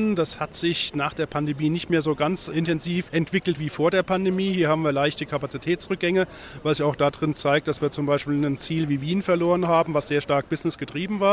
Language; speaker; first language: German; native; German